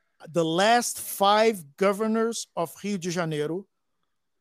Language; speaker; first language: English; non-native, fluent; Portuguese